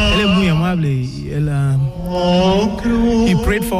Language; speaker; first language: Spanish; non-native, learner; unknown